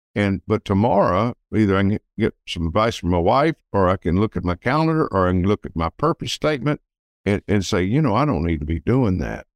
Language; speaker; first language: English; native; English